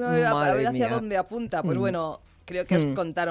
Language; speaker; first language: Spanish; native; Spanish